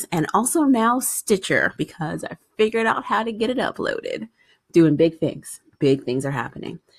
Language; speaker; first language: English; native; English